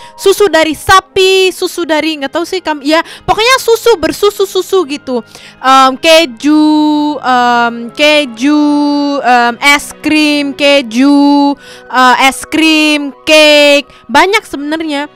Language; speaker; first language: Indonesian; native; Indonesian